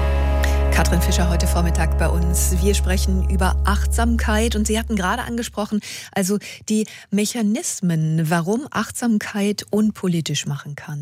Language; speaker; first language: German; native; German